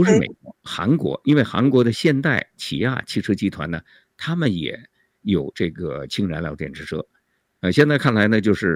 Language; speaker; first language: Chinese; native; Chinese